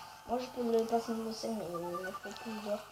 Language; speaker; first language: French; native; French